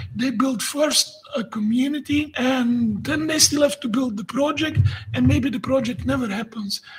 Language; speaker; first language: English; non-native, fluent; Dutch